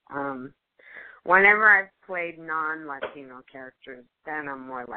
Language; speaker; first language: English; early bilingual, other home language; Spanish